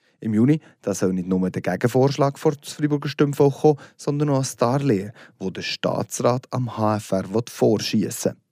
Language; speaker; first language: German; native; German